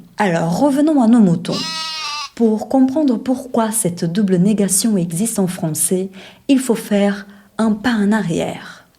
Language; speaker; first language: French; non-native, fluent; Portuguese